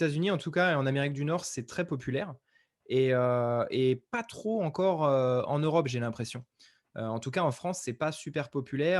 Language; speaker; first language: French; native; French